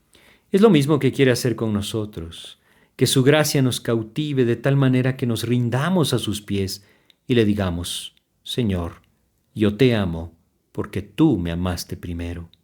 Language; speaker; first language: Spanish; native; Spanish